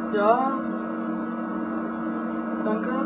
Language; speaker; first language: German; non-native, learner; English